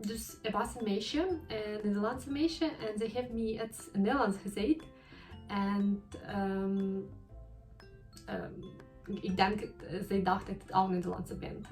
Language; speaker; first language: Dutch; non-native, learner; Ukrainian